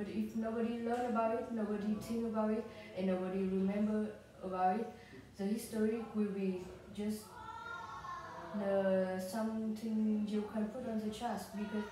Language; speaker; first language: English; non-native, learner; Vietnamese